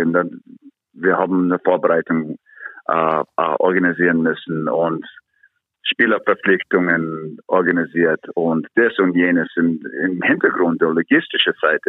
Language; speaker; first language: German; non-native, fluent; English